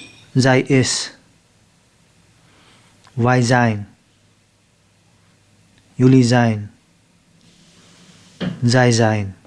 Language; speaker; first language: Dutch; non-native, fluent; Indonesian